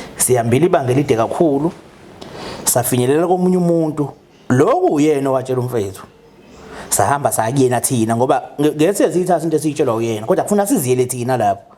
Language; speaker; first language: Zulu; native; Zulu